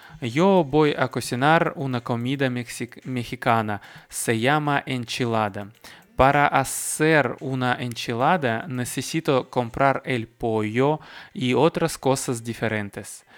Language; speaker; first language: Spanish; non-native, learner; Russian